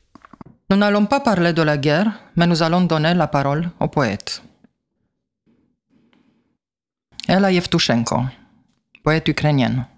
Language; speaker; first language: French; native; French